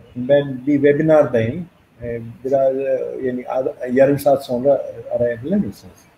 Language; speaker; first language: Turkish; non-native, fluent; Urdu